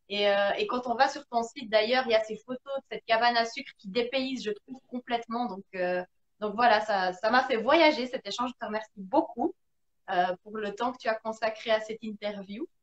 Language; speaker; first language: French; native; French